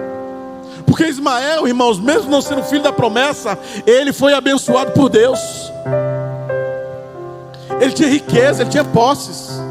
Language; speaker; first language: Portuguese; native; Portuguese